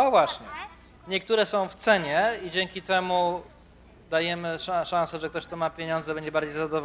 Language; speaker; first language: Polish; native; Polish